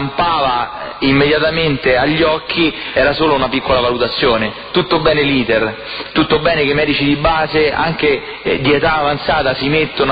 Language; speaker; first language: Italian; native; Italian